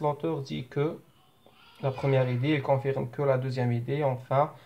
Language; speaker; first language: French; non-native, local second language; Arabic